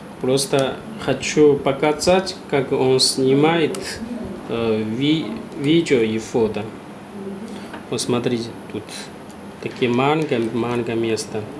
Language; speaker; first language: Russian; non-native, learner; Chinese